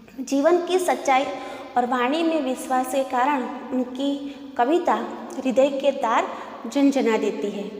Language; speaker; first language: Hindi; non-native, local second language; Gujarati